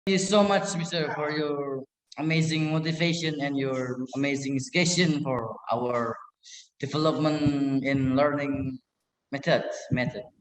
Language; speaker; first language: English; non-native, learner; Indonesian